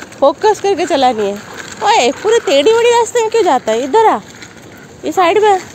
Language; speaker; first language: Hindi; non-native, local second language; Odia